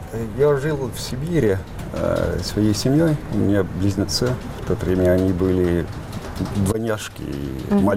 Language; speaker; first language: Russian; non-native, fluent; Estonian